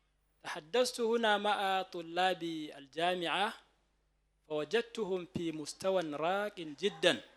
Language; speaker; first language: Arabic; non-native, fluent; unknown